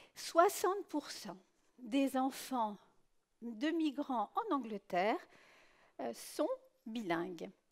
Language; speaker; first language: French; early bilingual, other home language; Spanish